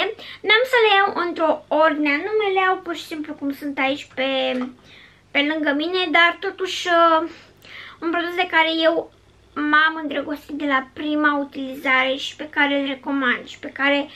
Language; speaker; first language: Romanian; native; Romanian